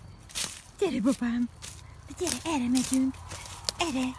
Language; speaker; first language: Hungarian; native; Hungarian